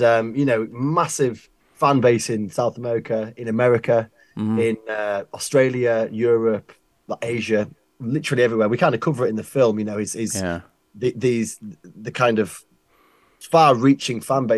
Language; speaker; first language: English; native; English